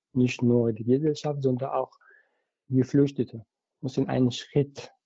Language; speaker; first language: German; non-native, fluent; Arabic